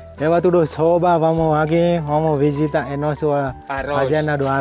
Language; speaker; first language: Portuguese; non-native, learner; Vietnamese